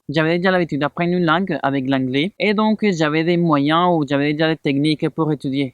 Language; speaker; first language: French; non-native, fluent; Spanish